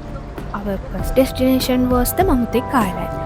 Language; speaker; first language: English; non-native, fluent; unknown